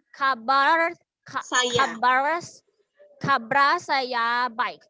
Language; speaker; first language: Indonesian; non-native, learner; Thai